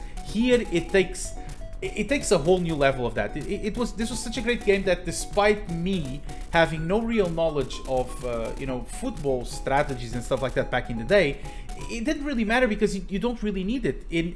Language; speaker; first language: English; non-native, fluent; Portuguese